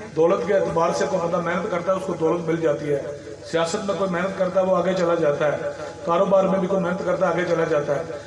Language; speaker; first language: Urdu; non-native, local second language; Pahari-Potwari